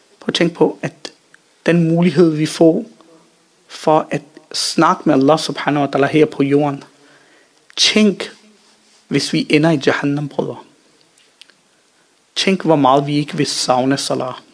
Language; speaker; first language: Danish; early bilingual, other home language; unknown